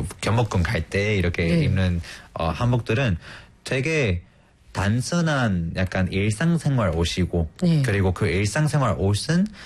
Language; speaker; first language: Korean; non-native, fluent; Spanish